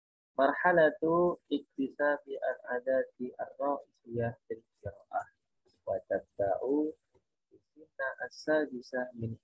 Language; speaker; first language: Arabic; non-native, learner; Indonesian